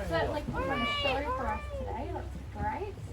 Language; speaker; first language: English; native; English